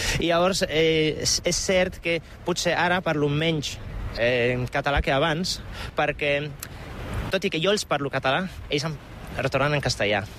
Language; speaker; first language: Catalan; non-native, fluent; Polish